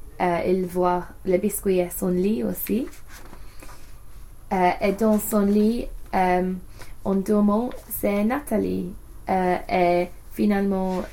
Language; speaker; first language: French; non-native, learner; English